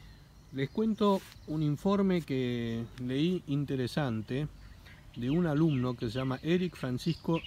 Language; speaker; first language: Spanish; native; Spanish